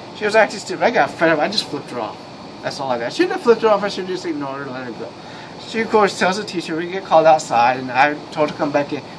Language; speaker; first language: English; native; English